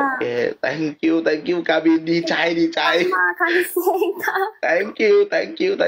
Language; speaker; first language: English; non-native, learner; Thai